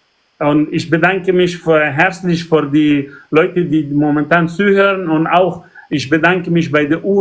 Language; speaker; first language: German; non-native, learner; Persian